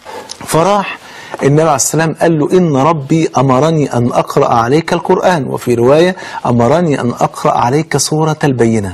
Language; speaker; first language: Arabic; native; Arabic